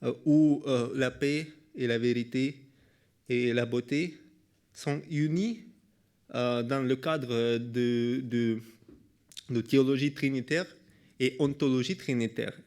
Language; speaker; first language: French; non-native, learner; Russian